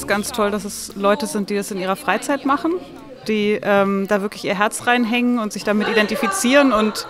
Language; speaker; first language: German; native; German